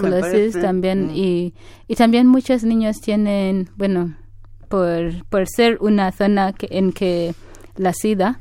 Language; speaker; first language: Spanish; non-native, fluent; Ganda